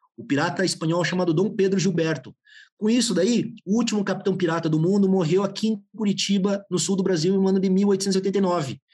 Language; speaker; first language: Portuguese; native; Portuguese